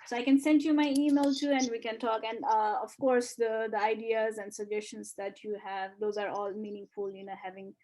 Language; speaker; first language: English; non-native, fluent; Nepali